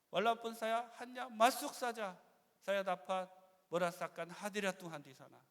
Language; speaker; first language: Malay; non-native, fluent; Korean